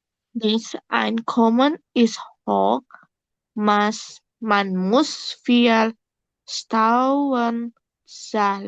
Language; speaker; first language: German; non-native, learner; Indonesian